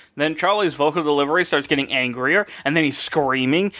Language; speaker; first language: English; native; English